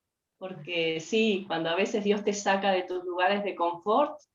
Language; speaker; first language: Spanish; native; Spanish